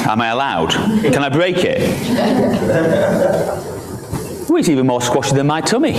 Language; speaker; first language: English; native; English